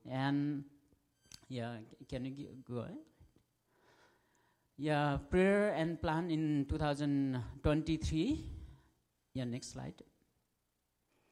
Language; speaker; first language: English; non-native, local second language; Nepali